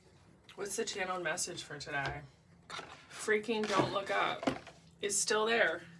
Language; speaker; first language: English; native; English